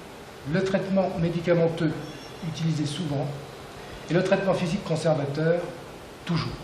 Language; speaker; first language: French; native; French